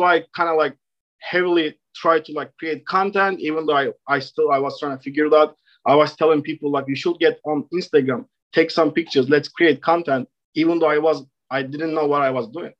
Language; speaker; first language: English; non-native, fluent; Turkish